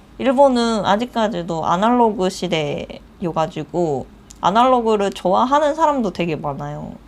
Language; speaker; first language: Korean; non-native, fluent; Japanese